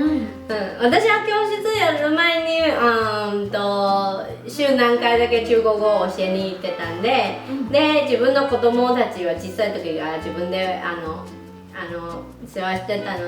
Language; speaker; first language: Japanese; non-native, fluent; Chinese